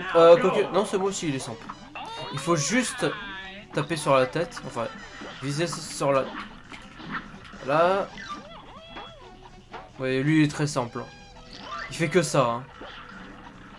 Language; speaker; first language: French; native; French